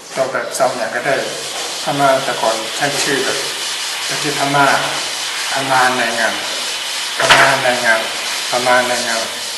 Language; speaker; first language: Thai; non-native, fluent; Burmese